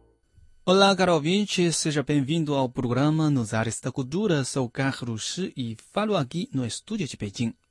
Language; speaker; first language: Portuguese; non-native, fluent; Chinese